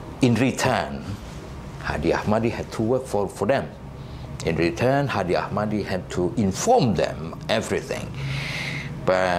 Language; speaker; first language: English; non-native, fluent; Indonesian